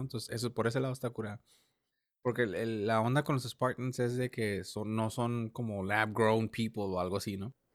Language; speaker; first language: Spanish; early bilingual, heritage; Spanish